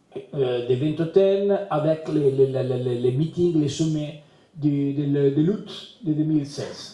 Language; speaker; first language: French; non-native, learner; Italian